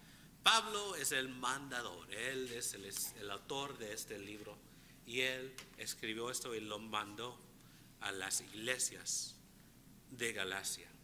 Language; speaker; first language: Spanish; non-native, fluent; English